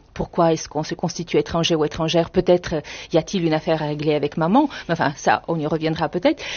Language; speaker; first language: French; non-native, fluent; Bulgarian